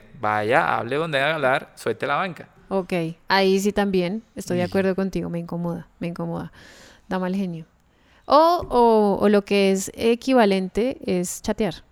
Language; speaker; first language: Spanish; native; Spanish